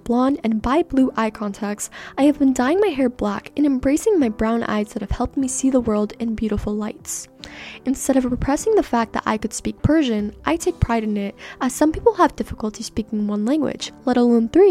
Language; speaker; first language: English; early bilingual, other home language; Persian